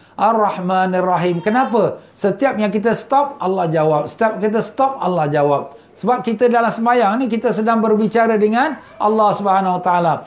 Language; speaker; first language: Malay; native; Malay